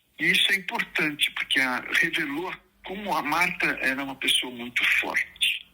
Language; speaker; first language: Portuguese; native; Portuguese